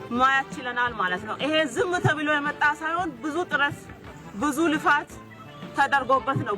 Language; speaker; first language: Amharic; non-native, local second language; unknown